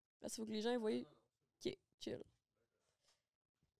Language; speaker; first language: French; native; French